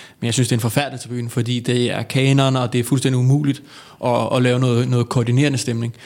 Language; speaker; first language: Danish; native; Danish